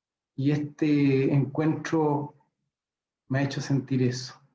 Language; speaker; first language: Spanish; native; Spanish